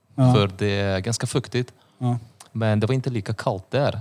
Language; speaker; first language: Swedish; non-native, fluent; Russian